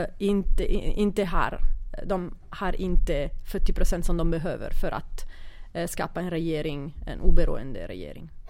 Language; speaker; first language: Swedish; non-native, fluent; Italian